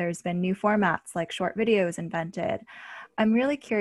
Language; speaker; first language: English; native; English